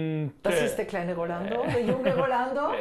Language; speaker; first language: German; native; German